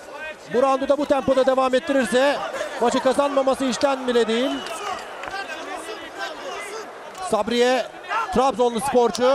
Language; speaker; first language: Turkish; native; Turkish